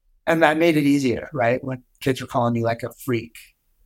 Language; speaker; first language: English; native; English